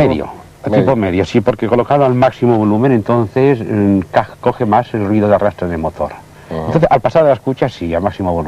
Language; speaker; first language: Spanish; native; Spanish